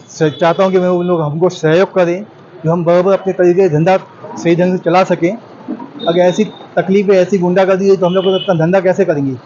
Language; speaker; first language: Hindi; non-native, local second language; Sindhi